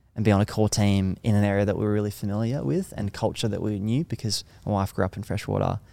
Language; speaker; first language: English; native; English